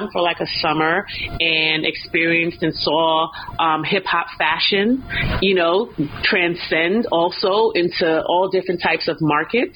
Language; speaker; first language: English; native; English